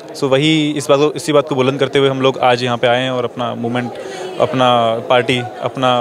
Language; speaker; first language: Hindi; native; Hindi